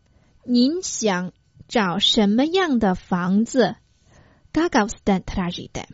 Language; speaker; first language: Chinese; non-native, learner; Croatian